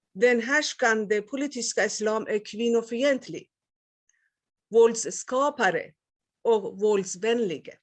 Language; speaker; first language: Swedish; non-native, fluent; Persian